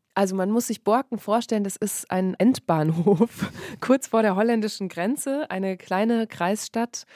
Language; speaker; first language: German; native; German